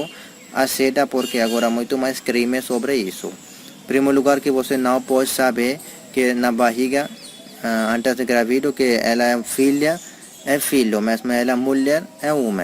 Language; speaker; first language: Portuguese; non-native, learner; Hindi